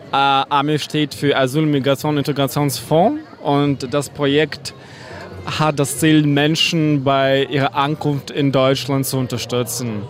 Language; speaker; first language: German; non-native, fluent; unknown